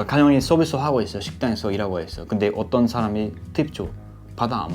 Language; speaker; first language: Korean; non-native, fluent; Spanish